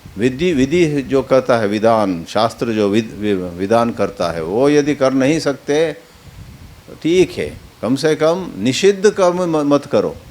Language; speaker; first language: Hindi; non-native, local second language; Kannada